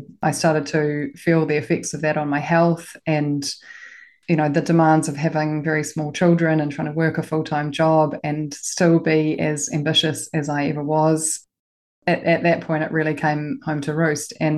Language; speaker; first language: English; native; English